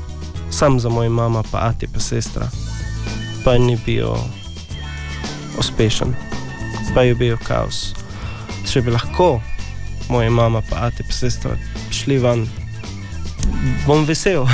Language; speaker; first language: Slovenian; non-native, learner; Arabic